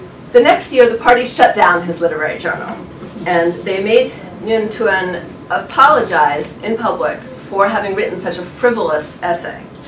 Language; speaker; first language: English; native; English